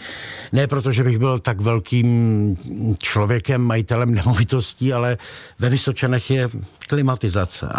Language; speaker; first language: Czech; native; Czech